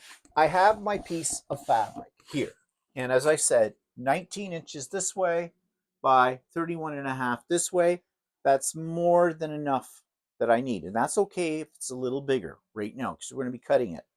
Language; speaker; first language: English; native; English